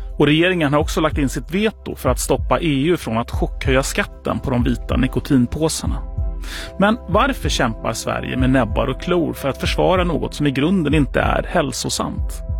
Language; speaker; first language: Swedish; native; Swedish